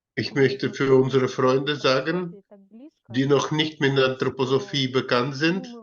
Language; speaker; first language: German; non-native, learner; Russian